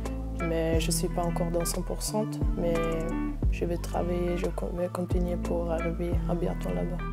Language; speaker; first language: French; non-native, learner; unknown